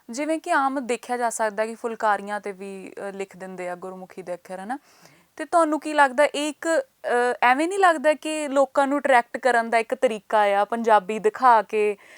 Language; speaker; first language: Punjabi; native; Punjabi